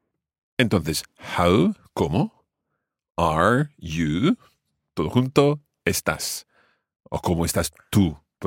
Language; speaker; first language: Spanish; non-native, fluent; English